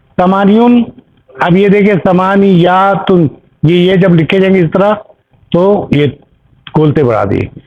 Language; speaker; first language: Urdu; native; Urdu